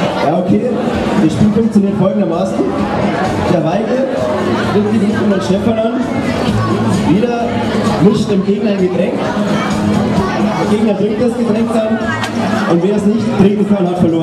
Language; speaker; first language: German; native; German